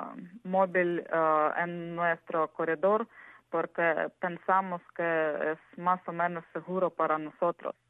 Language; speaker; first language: Spanish; non-native, learner; Ukrainian